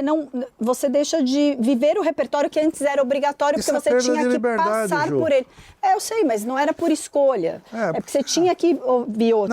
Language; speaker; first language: Portuguese; native; Portuguese